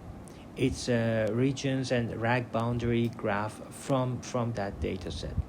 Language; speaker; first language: English; non-native, fluent; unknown